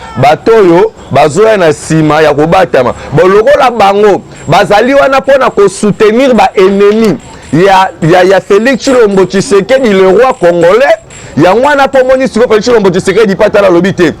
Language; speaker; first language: Lingala; native; Lingala